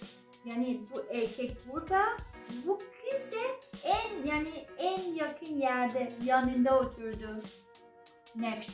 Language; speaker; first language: Turkish; non-native, learner; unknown